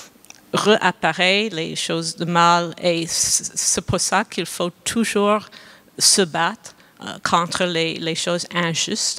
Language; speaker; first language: French; non-native, fluent; English